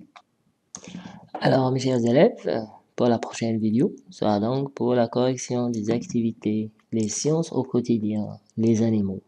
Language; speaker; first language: French; non-native, local second language; Arabic